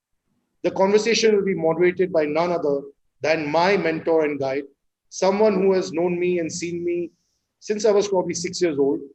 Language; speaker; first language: English; non-native, local second language; Hindi